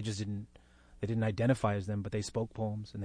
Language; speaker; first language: English; native; English